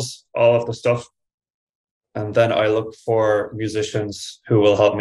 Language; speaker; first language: English; native; English